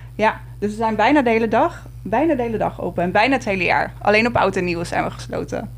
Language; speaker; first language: Dutch; native; Dutch